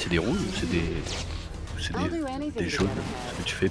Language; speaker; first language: French; native; French